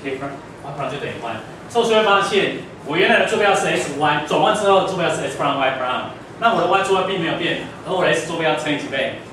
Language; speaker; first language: Chinese; native; Chinese